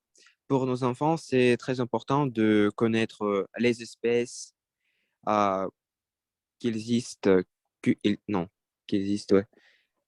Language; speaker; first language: French; non-native, learner; Russian